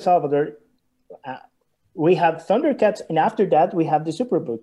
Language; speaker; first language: English; non-native, learner; Spanish